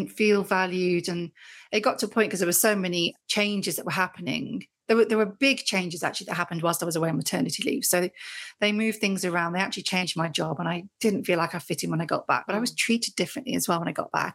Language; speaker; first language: English; native; English